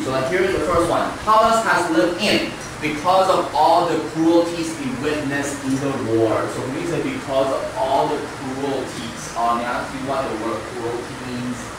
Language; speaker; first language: English; non-native, fluent; Chinese